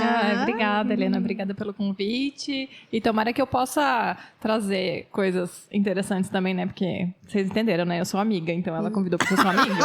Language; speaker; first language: Portuguese; native; Portuguese